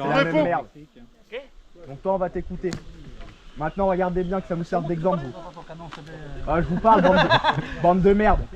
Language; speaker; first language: French; native; French